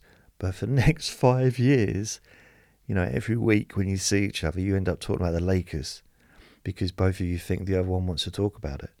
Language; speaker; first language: English; native; English